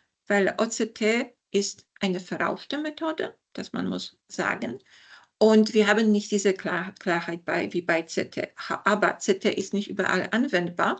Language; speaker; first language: German; non-native, fluent; Polish